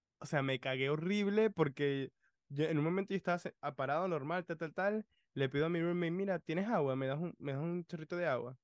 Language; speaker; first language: Spanish; early bilingual, other home language; English